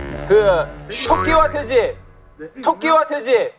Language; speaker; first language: Korean; native; Korean